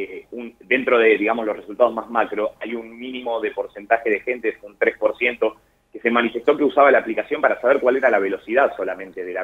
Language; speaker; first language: Spanish; native; Spanish